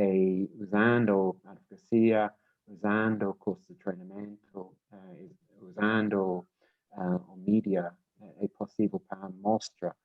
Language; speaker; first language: Portuguese; non-native, learner; English